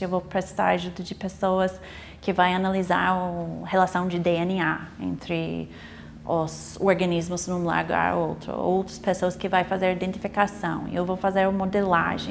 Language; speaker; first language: Portuguese; non-native, fluent; English